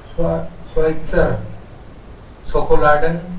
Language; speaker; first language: German; non-native, learner; Hindi